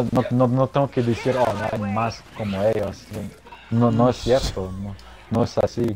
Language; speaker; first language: Spanish; early bilingual, heritage; Spanish